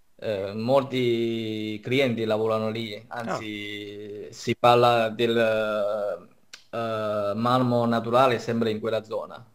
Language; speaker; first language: Italian; non-native, fluent; Chinese